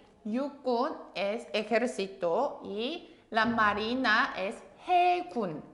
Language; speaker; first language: Spanish; non-native, fluent; Korean